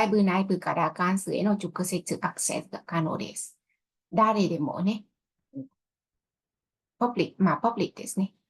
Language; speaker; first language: Japanese; non-native, fluent; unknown